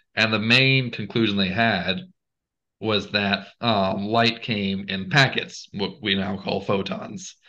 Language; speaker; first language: English; native; English